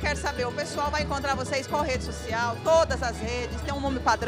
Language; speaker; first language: Portuguese; native; Portuguese